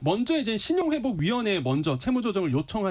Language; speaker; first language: Korean; native; Korean